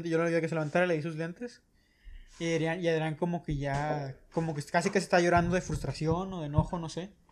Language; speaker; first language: Spanish; native; Spanish